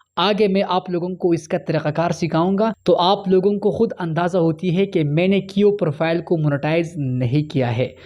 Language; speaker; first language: Urdu; non-native, local second language; Punjabi